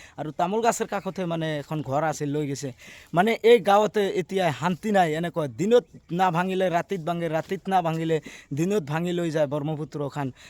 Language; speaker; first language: Assamese; non-native, local second language; Bangla